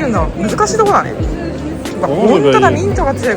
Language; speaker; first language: Japanese; native; Japanese